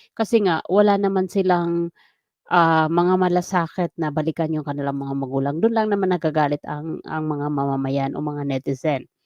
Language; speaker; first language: Filipino; non-native, local second language; Waray